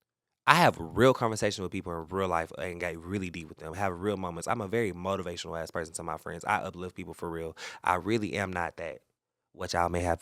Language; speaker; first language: English; native; English